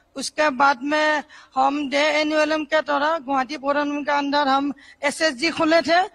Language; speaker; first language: Hindi; non-native, local second language; Assamese